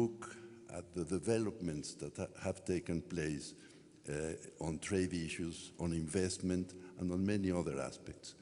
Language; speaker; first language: English; non-native, fluent; Spanish